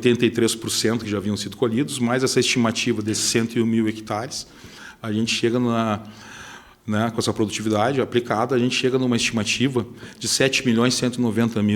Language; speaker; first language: Portuguese; native; Portuguese